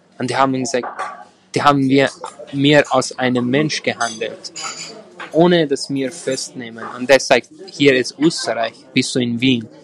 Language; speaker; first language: German; non-native, learner; Persian